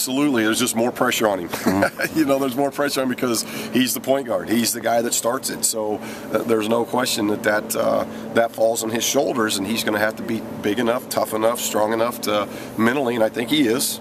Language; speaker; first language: English; native; English